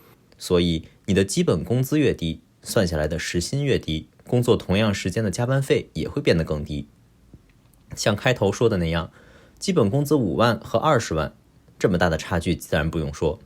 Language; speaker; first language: Chinese; native; Chinese